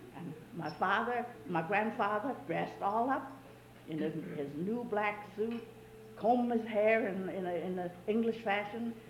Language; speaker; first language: English; early bilingual, other home language; Chinese